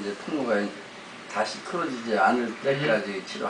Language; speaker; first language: Korean; native; Korean